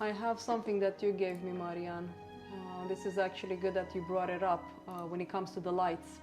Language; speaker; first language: English; non-native, fluent; Romanian